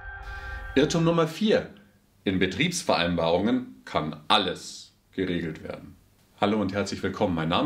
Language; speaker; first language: German; native; German